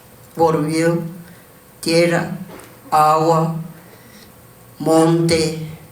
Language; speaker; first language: Spanish; non-native, learner; Guarani